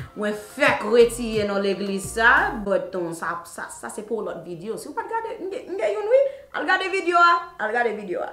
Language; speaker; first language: Haitian Creole; early bilingual, heritage; Haitian Creole